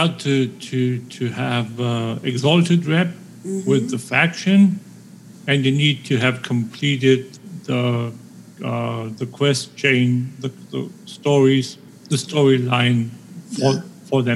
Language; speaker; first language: English; non-native, fluent; German